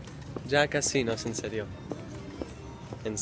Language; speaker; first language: Spanish; early bilingual, heritage; Spanish